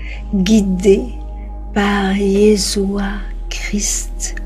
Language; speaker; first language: French; native; French